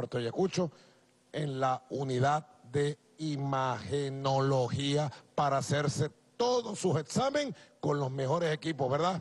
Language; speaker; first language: Spanish; native; Spanish